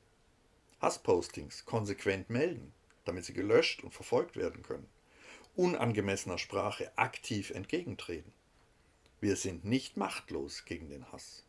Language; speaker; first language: German; native; German